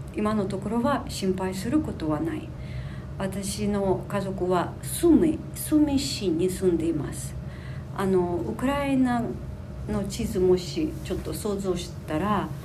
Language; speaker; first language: Japanese; non-native, fluent; Ukrainian